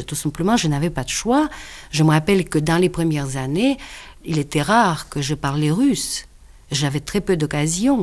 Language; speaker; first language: French; non-native, fluent; Russian